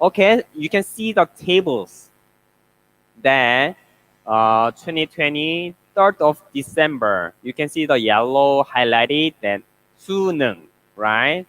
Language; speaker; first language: English; non-native, learner; Korean